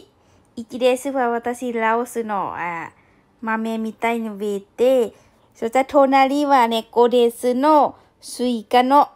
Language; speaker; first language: Japanese; non-native, learner; Lao